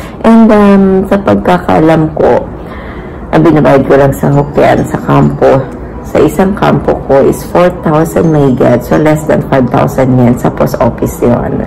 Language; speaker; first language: Filipino; native; Filipino